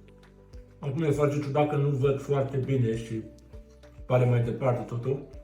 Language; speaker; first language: Romanian; native; Romanian